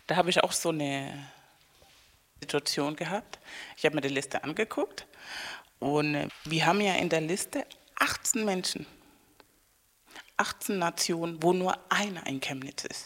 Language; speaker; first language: German; non-native, fluent; Spanish